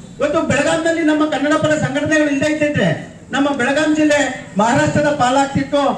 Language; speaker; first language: Kannada; native; Kannada